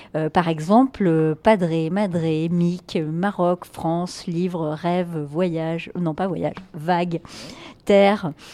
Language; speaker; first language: French; native; French